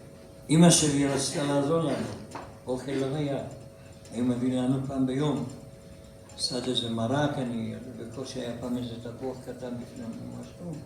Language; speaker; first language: Hebrew; non-native, fluent; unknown